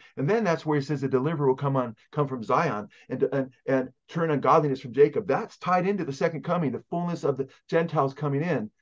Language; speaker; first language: English; native; English